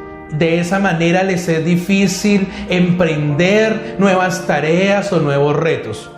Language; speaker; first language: Spanish; native; Spanish